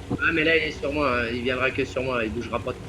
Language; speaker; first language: French; native; French